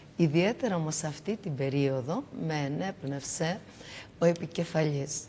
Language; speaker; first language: Greek; native; Greek